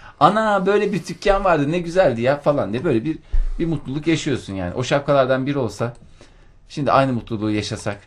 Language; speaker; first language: Turkish; native; Turkish